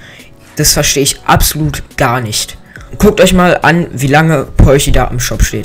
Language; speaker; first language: German; native; German